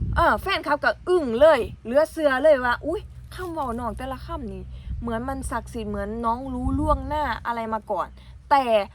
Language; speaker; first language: Thai; non-native, local second language; Northeastern Thai